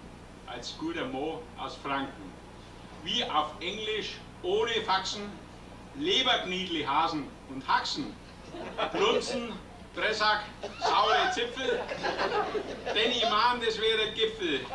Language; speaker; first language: German; native; German